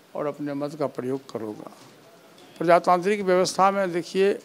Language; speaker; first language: Hindi; native; Hindi